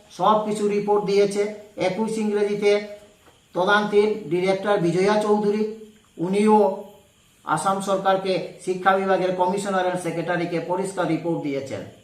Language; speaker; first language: Bangla; non-native, local second language; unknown